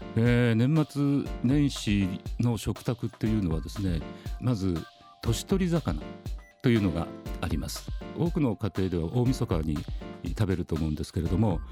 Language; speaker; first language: Japanese; native; Japanese